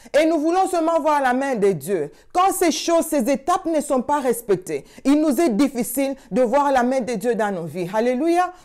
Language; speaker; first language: French; non-native, local second language; Swahili